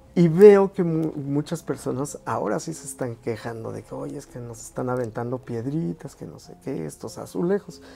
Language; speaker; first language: Spanish; native; Spanish